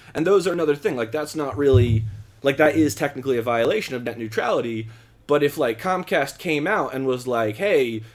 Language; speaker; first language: English; native; English